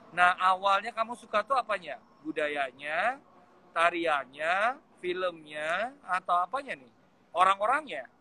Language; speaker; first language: Indonesian; native; Indonesian